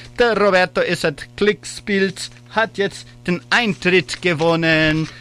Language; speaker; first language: German; early bilingual, heritage; German